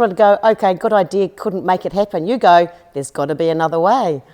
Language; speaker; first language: English; native; English